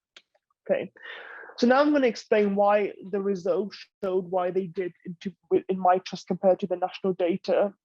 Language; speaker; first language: English; native; English